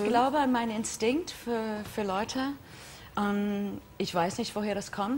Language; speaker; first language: German; non-native, fluent; English